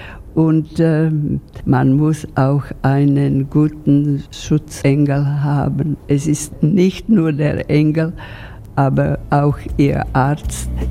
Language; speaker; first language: German; non-native, fluent; Slovak